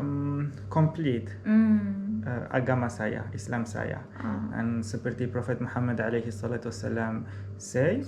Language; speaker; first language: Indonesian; non-native, learner; Arabic